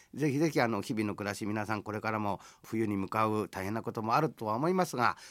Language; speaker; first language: Japanese; native; Japanese